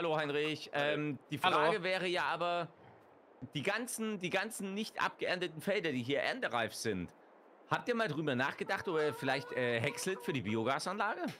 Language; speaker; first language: German; native; German